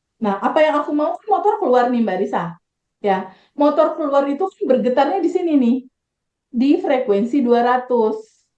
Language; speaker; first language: Indonesian; native; Indonesian